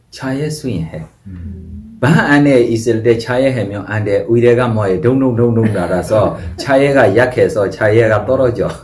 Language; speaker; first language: Korean; non-native, fluent; Burmese